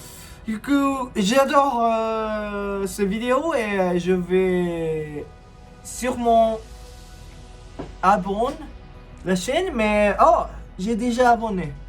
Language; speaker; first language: French; non-native, learner; Japanese